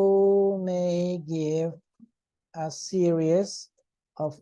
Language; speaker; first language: English; non-native, fluent; Spanish